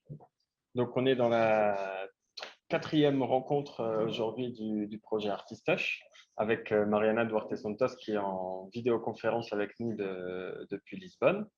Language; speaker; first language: French; native; French